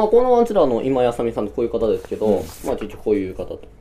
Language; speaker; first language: Japanese; native; Japanese